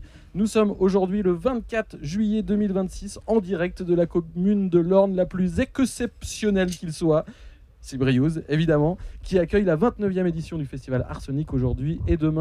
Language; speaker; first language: French; native; French